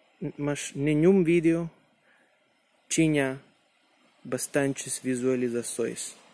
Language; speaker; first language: Portuguese; non-native, learner; Spanish